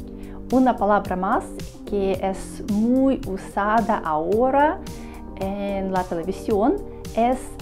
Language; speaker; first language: Spanish; non-native, learner; Russian